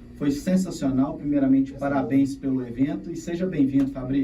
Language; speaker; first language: Portuguese; native; Portuguese